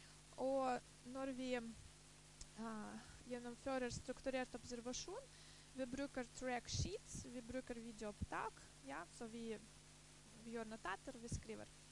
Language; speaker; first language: Norwegian; non-native, fluent; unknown